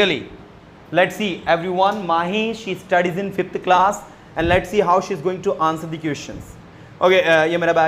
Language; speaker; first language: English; non-native, fluent; Hindi